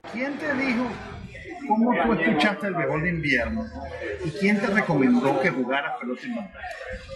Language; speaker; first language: Spanish; native; Spanish